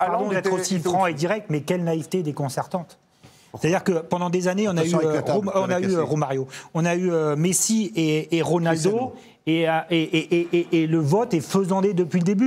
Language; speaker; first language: French; native; French